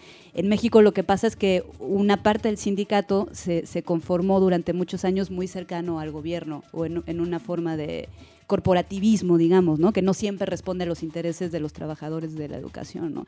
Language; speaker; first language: Spanish; native; Spanish